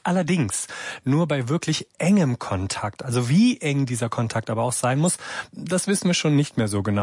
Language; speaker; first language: German; native; German